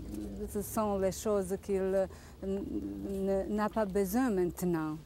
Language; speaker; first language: French; non-native, learner; Bosnian